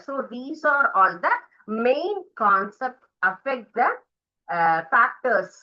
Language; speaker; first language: English; non-native, local second language; Tamil